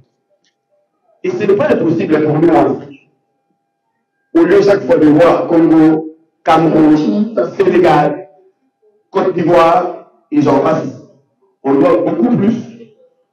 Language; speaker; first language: French; non-native, local second language; Lingala